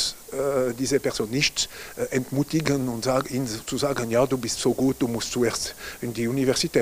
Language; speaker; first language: German; non-native, local second language; French